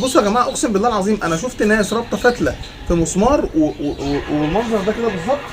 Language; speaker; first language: Arabic; native; Arabic